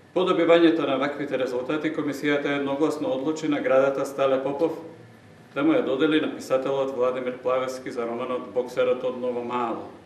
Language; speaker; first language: Macedonian; native; Macedonian